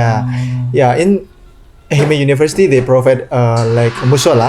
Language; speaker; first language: English; non-native, learner; Indonesian